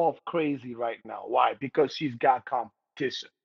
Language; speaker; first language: English; non-native, local second language; Igbo